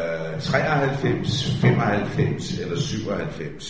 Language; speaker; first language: Danish; early bilingual, other home language; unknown